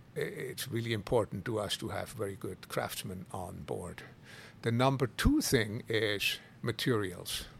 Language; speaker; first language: English; non-native, fluent; Swiss German